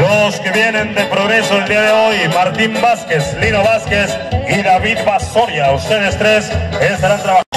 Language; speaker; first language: Spanish; native; Spanish